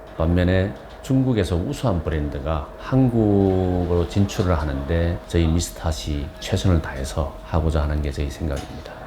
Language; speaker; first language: Korean; native; Korean